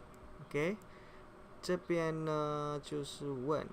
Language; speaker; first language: Chinese; non-native, fluent; Indonesian